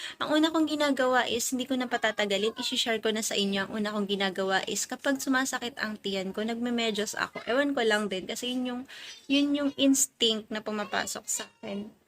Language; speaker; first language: Filipino; native; Filipino